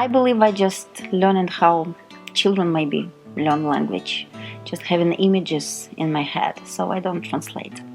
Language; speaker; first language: English; non-native, fluent; Russian